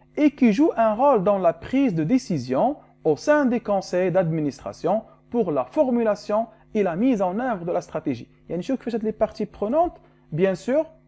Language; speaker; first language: French; non-native, local second language; Arabic